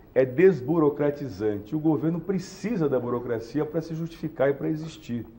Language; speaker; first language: Portuguese; native; Portuguese